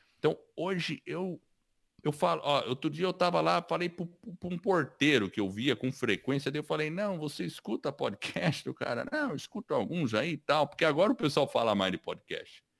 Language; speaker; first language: Portuguese; early bilingual, other home language; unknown